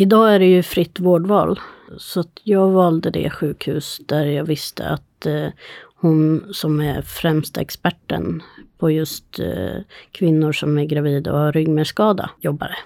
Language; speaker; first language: Swedish; native; Swedish